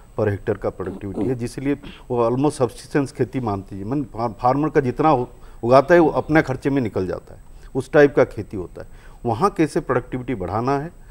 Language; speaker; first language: Hindi; non-native, local second language; Odia